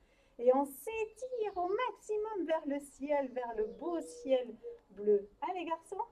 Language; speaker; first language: French; native; French